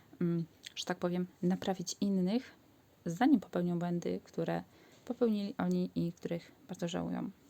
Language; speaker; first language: Polish; native; Polish